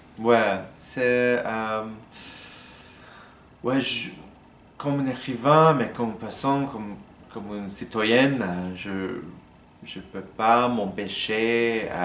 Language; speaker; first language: French; non-native, learner; English